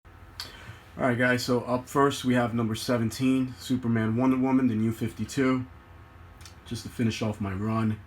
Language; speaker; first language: English; native; English